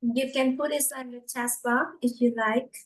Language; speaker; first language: English; non-native, fluent; Vietnamese